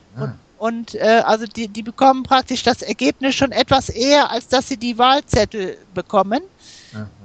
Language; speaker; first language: German; native; German